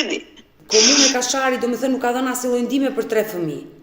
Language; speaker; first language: Albanian; native; Albanian